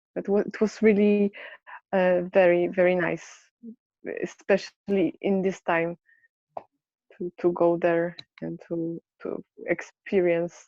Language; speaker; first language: English; non-native, learner; Polish